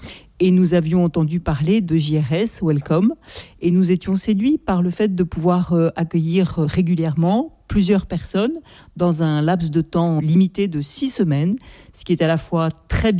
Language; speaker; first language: French; native; French